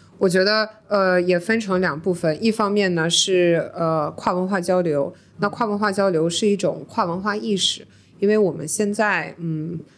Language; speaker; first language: Chinese; early bilingual, heritage; Chinese